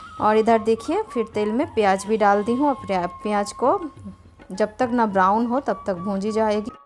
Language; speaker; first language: Hindi; non-native, local second language; Bangla